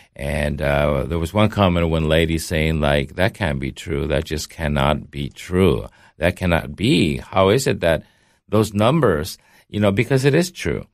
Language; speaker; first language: English; early bilingual, heritage; Spanish